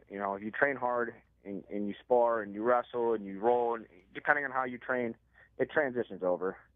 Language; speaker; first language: English; native; English